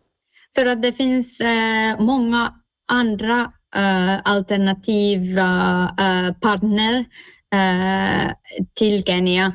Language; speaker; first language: Swedish; non-native, local second language; Finnish